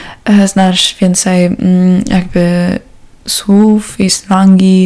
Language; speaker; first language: Polish; early bilingual, heritage; Polish